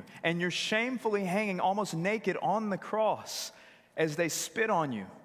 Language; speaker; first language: English; native; English